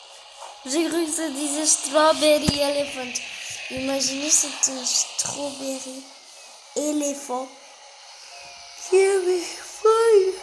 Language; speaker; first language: French; native; French